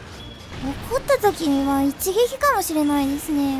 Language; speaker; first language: Japanese; native; Japanese